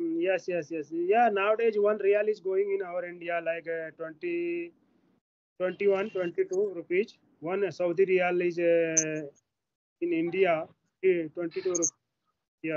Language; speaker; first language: English; non-native, learner; Hindi